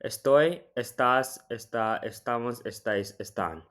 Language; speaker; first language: Spanish; non-native, learner; English